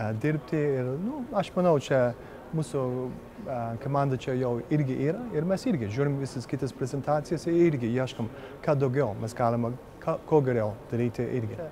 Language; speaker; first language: Lithuanian; early bilingual, heritage; Lithuanian